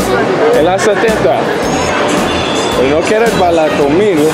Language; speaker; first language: Spanish; non-native, learner; English